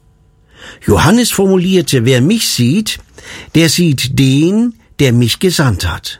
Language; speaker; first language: German; native; German